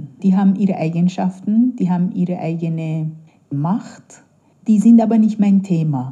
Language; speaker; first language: German; non-native, fluent; Persian